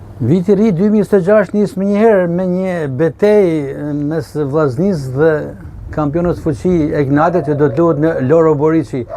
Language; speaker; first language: Albanian; native; Albanian